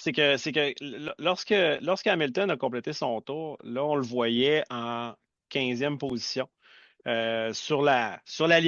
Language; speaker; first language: French; native; French